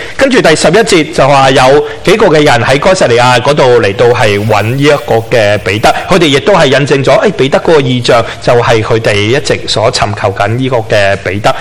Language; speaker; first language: Chinese; non-native, local second language; Cantonese